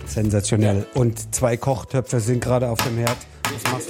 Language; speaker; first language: German; native; German